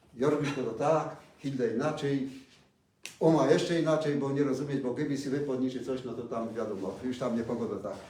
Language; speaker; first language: Polish; native; Polish